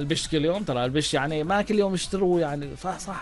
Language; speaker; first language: Arabic; native; Arabic